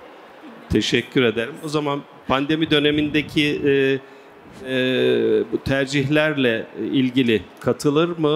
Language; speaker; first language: Turkish; native; Turkish